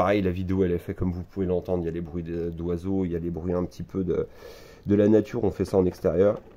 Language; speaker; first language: French; native; French